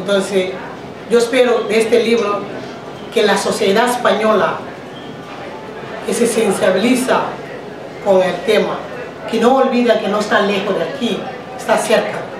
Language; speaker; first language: Spanish; non-native, fluent; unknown